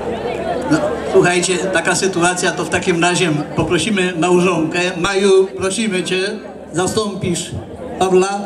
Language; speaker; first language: Polish; native; Polish